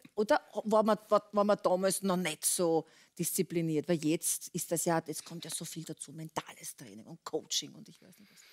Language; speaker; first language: German; native; German